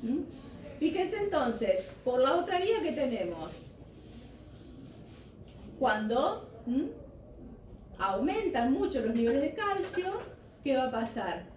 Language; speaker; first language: Spanish; native; Spanish